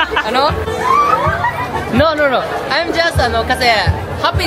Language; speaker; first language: Filipino; non-native, learner; Japanese